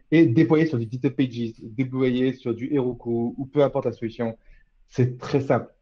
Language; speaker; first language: French; native; French